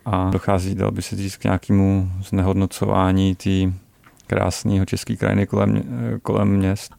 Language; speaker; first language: Czech; native; Czech